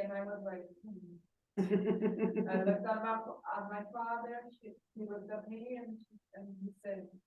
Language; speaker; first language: English; non-native, learner; Portuguese